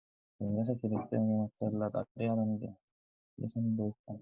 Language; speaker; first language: Spanish; native; Spanish